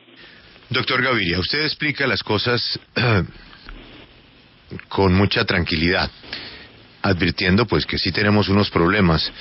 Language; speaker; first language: Spanish; native; Spanish